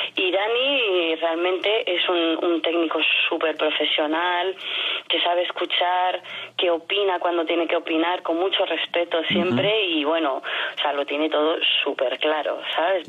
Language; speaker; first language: Spanish; non-native, fluent; French